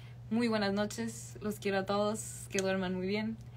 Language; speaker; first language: Spanish; native; Spanish